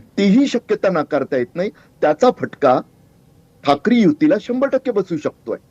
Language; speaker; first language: Marathi; native; Marathi